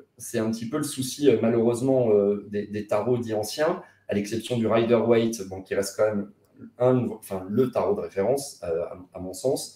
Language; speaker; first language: French; native; French